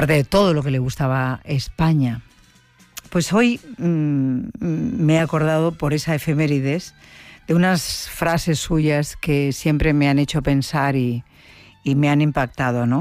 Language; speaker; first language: Spanish; native; Spanish